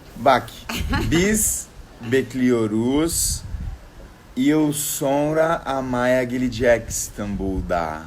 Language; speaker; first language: Turkish; non-native, learner; Portuguese